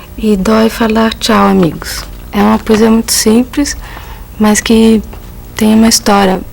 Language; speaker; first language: Portuguese; native; Portuguese